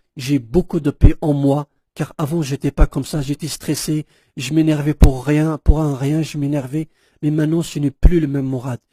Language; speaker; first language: French; non-native, local second language; Kabyle